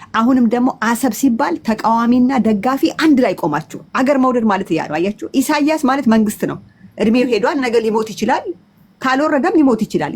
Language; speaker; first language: Amharic; non-native, local second language; Tigrinya